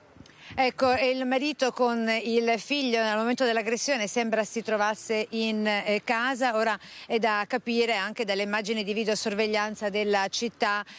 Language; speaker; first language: Italian; native; Italian